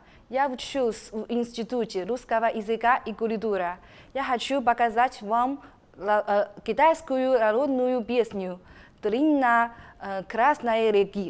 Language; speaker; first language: Russian; non-native, learner; Chinese